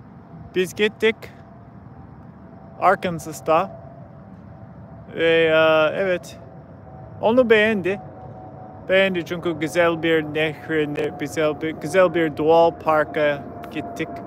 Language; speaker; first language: Turkish; non-native, learner; English